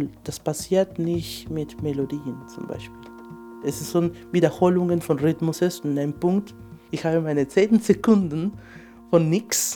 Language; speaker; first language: German; non-native, fluent; Spanish